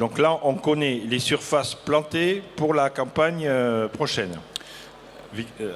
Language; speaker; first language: French; native; French